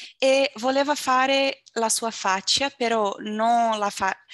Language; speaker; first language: Italian; non-native, learner; Portuguese